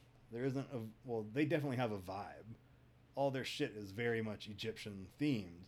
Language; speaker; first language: English; native; English